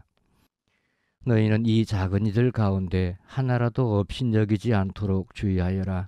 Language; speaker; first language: Korean; native; Korean